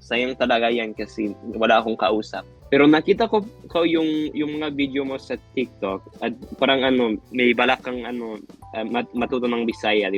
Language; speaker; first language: Filipino; non-native, fluent; Spanish